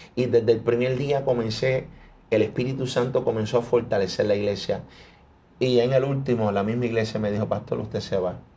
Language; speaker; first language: Spanish; early bilingual, heritage; Spanish